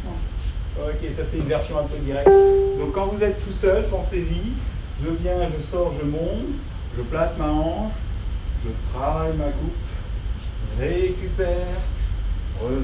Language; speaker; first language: French; native; French